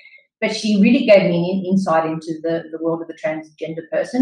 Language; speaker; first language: English; native; English